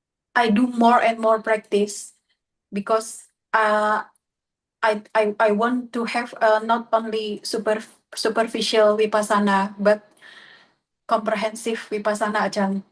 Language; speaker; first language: English; non-native, learner; Indonesian